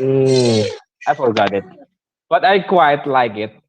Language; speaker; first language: English; non-native, learner; Indonesian